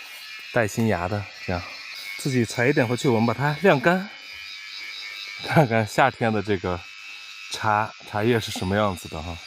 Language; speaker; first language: Chinese; native; Chinese